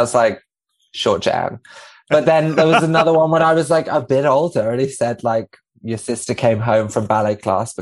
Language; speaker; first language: English; native; English